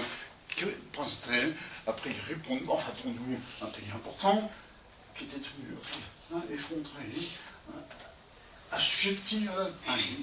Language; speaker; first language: French; native; French